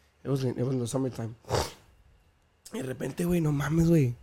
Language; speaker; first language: English; early bilingual, other home language; Spanish